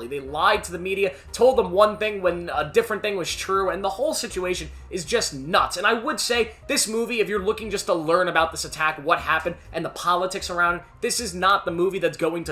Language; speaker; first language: English; native; English